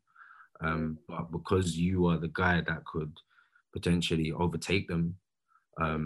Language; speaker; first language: English; native; English